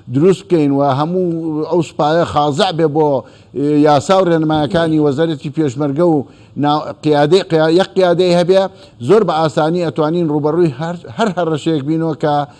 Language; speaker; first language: Central Kurdish; native; Central Kurdish